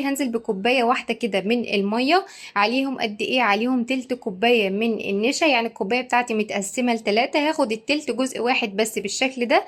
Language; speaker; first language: Arabic; native; Arabic